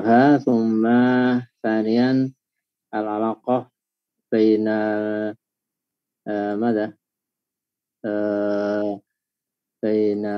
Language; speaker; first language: Arabic; non-native, fluent; Indonesian